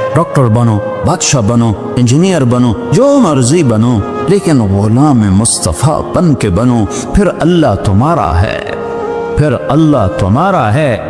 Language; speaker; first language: Urdu; non-native, local second language; Punjabi